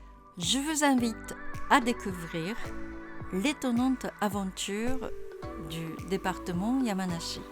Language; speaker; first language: French; non-native, fluent; Japanese